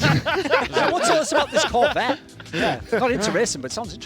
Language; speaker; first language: English; native; English